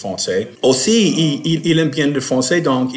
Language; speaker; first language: French; non-native, fluent; English